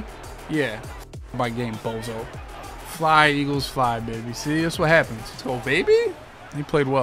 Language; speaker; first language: English; native; English